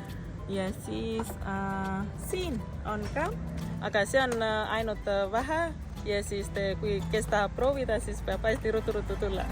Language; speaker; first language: Estonian; non-native, fluent; Indonesian